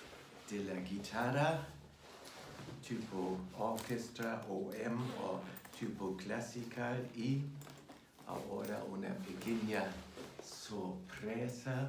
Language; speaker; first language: Spanish; non-native, fluent; German